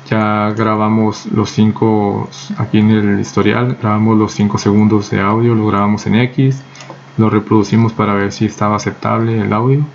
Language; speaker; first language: Spanish; native; Spanish